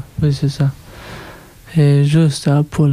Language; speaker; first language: French; non-native, learner; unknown